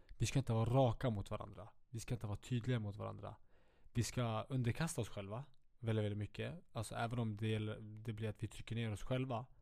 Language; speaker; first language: Swedish; early bilingual, other home language; Kurdish